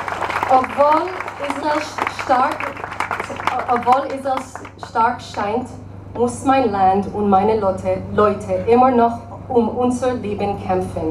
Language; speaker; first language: German; non-native, learner; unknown